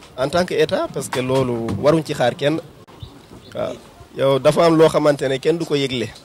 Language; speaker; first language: Wolof; non-native, local second language; Fula